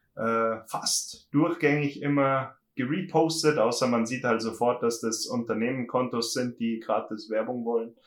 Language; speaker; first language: German; native; German